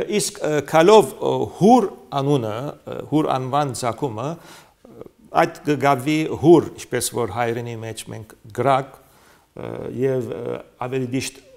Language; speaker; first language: Armenian; early bilingual, heritage; Armenian